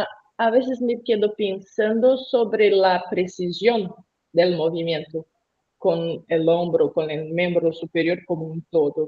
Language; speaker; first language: Spanish; non-native, learner; Portuguese